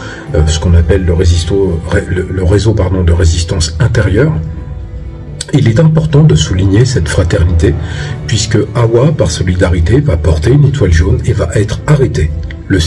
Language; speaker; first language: French; native; French